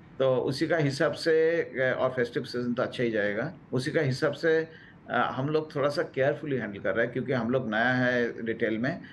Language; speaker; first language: Hindi; non-native, local second language; Bangla